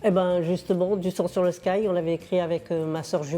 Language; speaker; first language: French; native; French